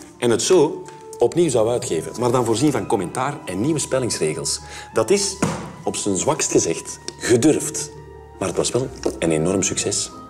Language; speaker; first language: Dutch; native; Dutch